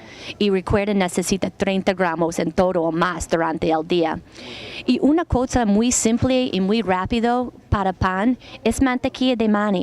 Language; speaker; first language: Spanish; non-native, learner; English